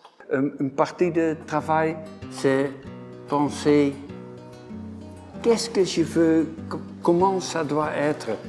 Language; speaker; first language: French; non-native, fluent; Dutch